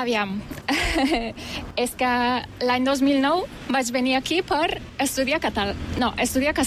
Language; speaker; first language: Catalan; non-native, fluent; Turkish